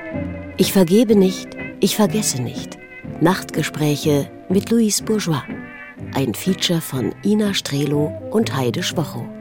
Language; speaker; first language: German; native; German